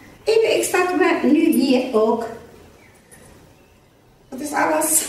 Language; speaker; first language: Dutch; non-native, learner; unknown